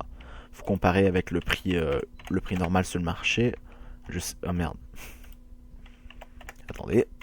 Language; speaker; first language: French; native; French